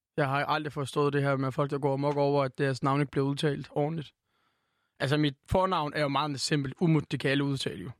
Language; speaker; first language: Danish; early bilingual, other home language; Turkish